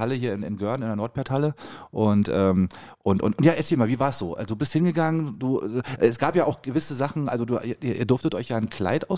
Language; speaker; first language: German; native; German